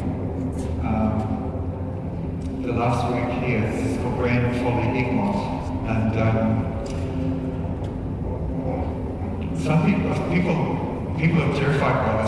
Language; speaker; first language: English; native; English